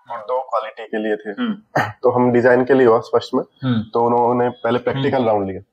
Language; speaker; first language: Hindi; native; Hindi